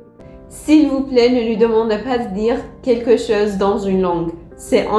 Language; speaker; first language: French; non-native, learner; Persian